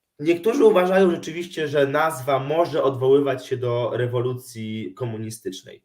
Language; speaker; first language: Polish; native; Polish